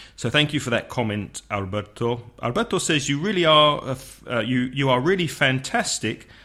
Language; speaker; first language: English; native; English